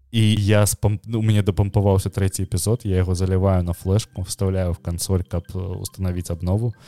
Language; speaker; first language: Belarusian; non-native, local second language; Russian